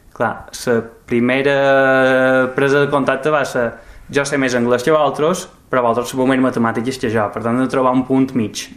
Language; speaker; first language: Catalan; native; Catalan